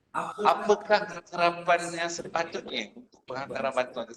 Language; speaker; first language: Malay; native; Malay